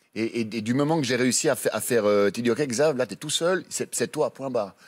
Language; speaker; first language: French; native; French